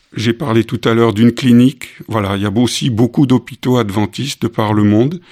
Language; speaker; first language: French; native; French